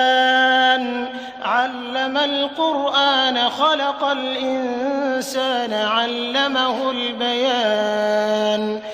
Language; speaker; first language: Arabic; native; Arabic